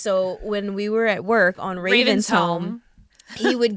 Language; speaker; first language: English; native; English